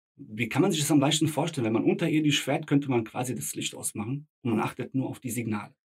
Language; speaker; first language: German; early bilingual, other home language; Bosnian